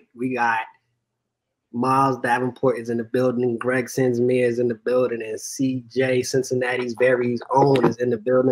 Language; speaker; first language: English; native; English